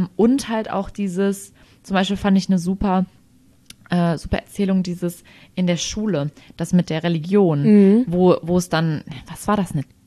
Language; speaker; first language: German; native; German